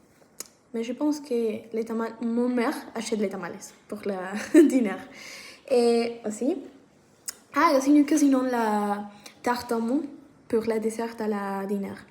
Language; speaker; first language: French; non-native, learner; Spanish